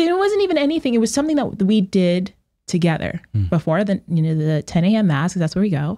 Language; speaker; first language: English; native; English